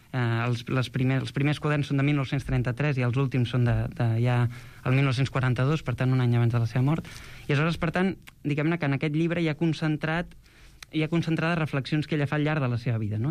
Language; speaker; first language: Catalan; native; Catalan